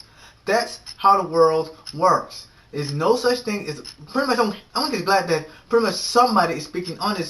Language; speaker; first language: English; native; English